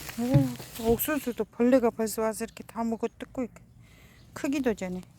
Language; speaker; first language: Korean; native; Korean